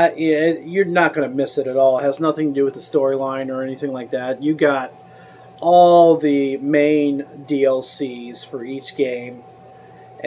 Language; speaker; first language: English; native; English